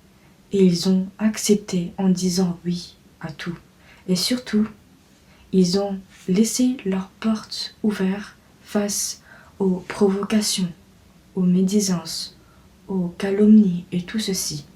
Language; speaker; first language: French; native; French